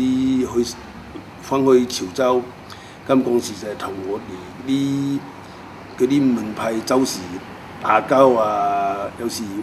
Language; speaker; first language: Cantonese; non-native, local second language; Min Nan Chinese